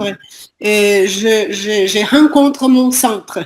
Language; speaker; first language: French; non-native, learner; Portuguese